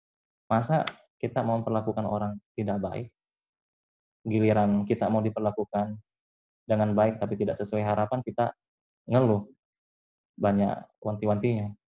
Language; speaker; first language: Indonesian; native; Indonesian